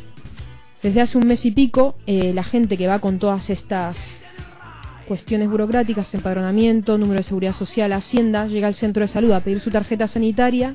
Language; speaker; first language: Spanish; native; Spanish